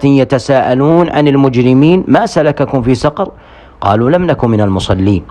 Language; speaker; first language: Arabic; native; Arabic